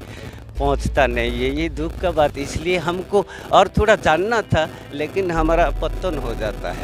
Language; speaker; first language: Hindi; non-native, local second language; Odia